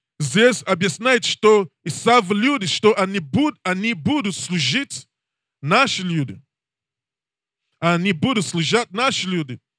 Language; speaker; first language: Russian; non-native, learner; English